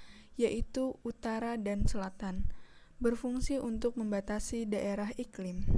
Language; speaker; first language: Indonesian; native; Indonesian